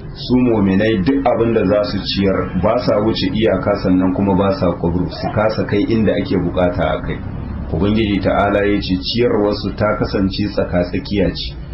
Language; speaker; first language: Hausa; native; Hausa